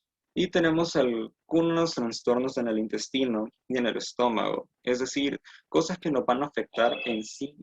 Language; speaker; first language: Spanish; native; Spanish